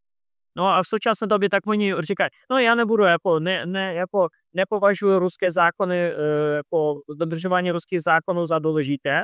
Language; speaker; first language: Czech; non-native, fluent; Russian